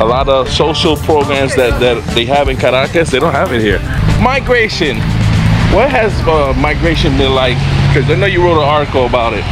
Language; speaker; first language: English; native; English